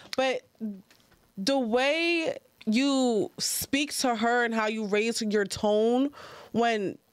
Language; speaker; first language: English; native; English